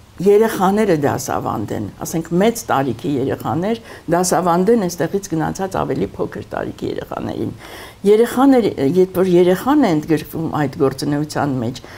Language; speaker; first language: Armenian; native; Armenian